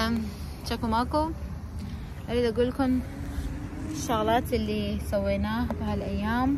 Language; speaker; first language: Arabic; non-native, fluent; Persian